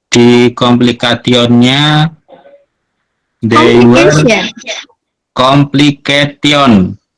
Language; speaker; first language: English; non-native, learner; Indonesian